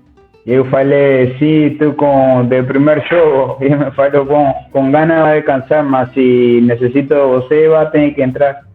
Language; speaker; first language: Portuguese; non-native, learner; Spanish